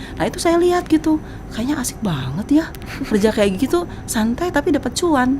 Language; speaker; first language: Indonesian; native; Indonesian